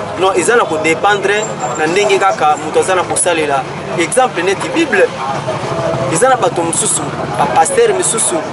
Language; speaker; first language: Lingala; non-native, local second language; Kongo